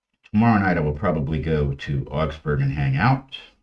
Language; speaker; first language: English; native; English